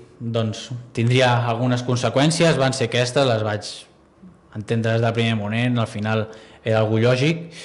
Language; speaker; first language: Catalan; native; Catalan